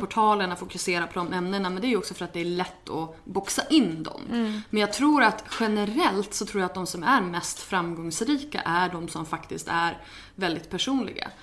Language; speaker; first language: Swedish; native; Swedish